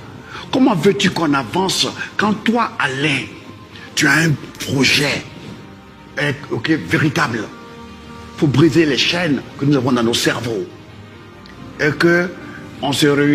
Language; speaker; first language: French; non-native, local second language; Dyula